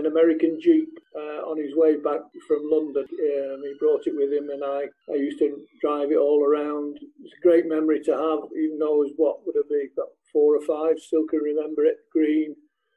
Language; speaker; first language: English; native; English